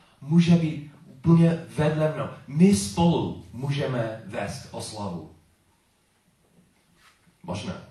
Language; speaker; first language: Czech; non-native, learner; English